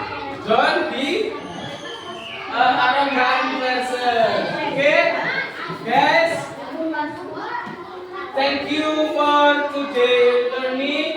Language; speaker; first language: English; non-native, learner; Indonesian